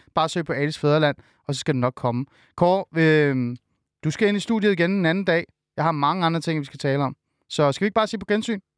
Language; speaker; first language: Danish; early bilingual, other home language; Persian